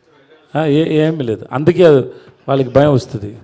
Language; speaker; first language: Telugu; non-native, learner; Tamil